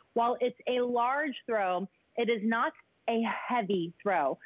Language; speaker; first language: English; native; English